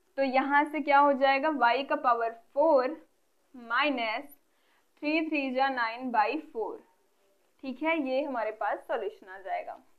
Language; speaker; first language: Hindi; native; Hindi